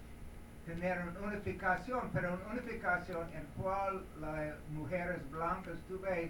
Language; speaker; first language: Spanish; non-native, learner; English